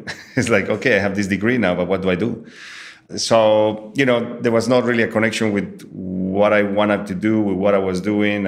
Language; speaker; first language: English; non-native, fluent; Spanish